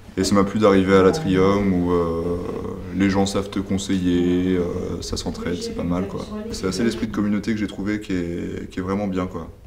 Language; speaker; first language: French; native; French